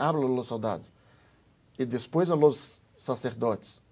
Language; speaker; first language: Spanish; non-native, fluent; Portuguese